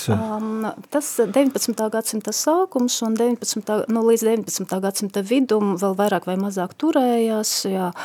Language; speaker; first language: Latvian; non-native, local second language; Russian